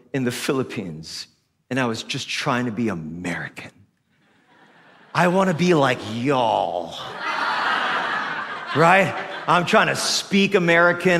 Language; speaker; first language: English; non-native, local second language; Filipino